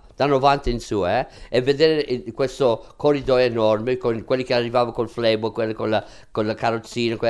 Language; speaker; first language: Italian; non-native, fluent; English